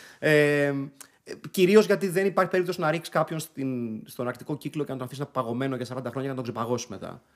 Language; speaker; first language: Greek; native; Greek